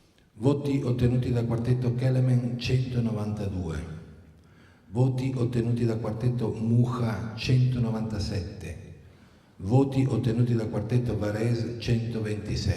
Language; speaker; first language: Italian; native; Italian